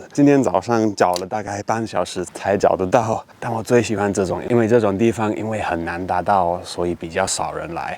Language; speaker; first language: Chinese; non-native, fluent; English